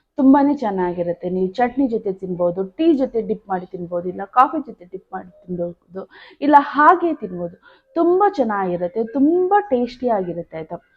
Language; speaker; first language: Kannada; native; Kannada